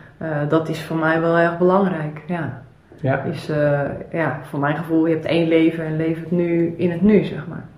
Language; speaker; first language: Dutch; early bilingual, other home language; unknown